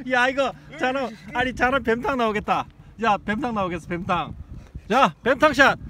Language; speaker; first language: Korean; native; Korean